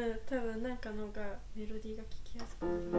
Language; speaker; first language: Japanese; native; Japanese